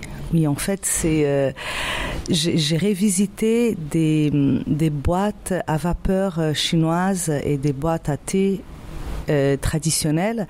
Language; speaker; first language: French; non-native, fluent; Portuguese